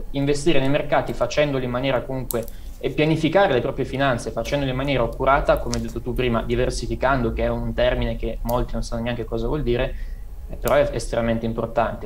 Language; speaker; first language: Italian; native; Italian